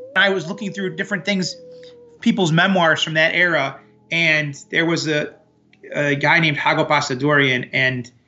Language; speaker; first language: English; early bilingual, other home language; Armenian